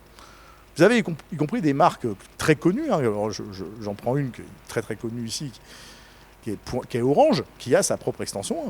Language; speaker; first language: French; native; French